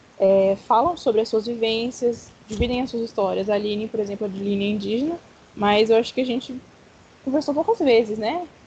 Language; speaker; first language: Portuguese; native; Portuguese